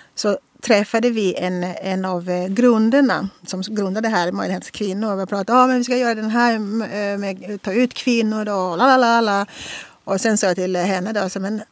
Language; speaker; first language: Swedish; non-native, fluent; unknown